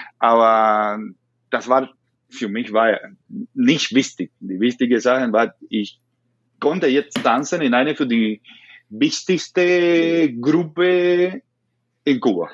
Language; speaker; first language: German; non-native, learner; Spanish